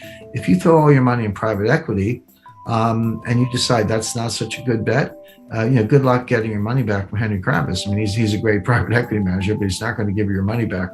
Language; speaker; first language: English; native; English